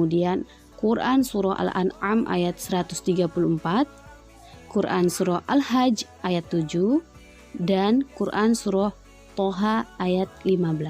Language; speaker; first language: Indonesian; native; Indonesian